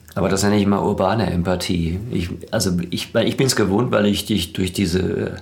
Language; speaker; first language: German; native; German